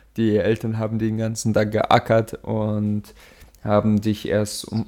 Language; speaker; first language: German; early bilingual, other home language; Russian